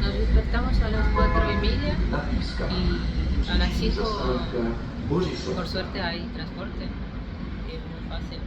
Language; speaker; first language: Spanish; non-native, fluent; Russian